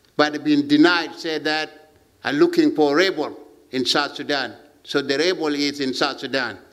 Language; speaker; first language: English; non-native, learner; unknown